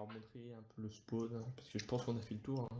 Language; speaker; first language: French; native; French